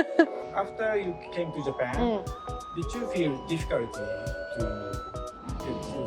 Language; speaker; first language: English; non-native, fluent; Japanese